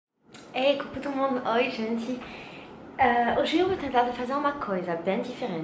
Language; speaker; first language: Portuguese; non-native, learner; French